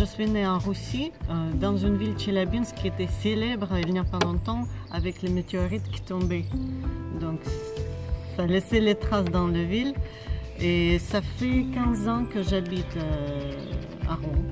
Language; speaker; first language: French; non-native, fluent; Russian